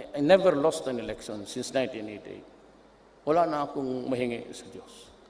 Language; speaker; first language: Filipino; non-native, local second language; Cebuano